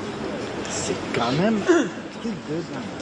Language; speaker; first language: French; native; French